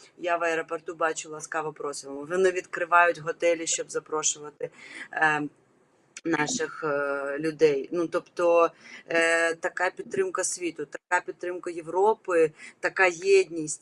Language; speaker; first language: Ukrainian; non-native, local second language; Russian